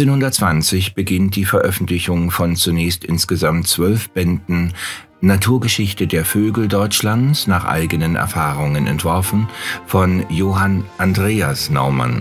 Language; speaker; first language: German; native; German